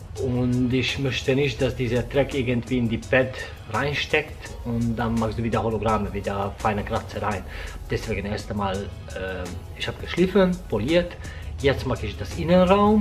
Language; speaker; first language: German; non-native, fluent; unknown